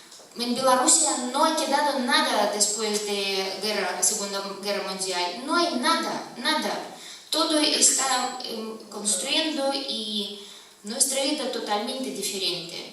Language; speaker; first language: Spanish; non-native, fluent; Russian